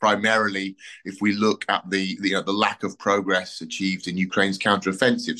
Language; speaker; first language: English; native; English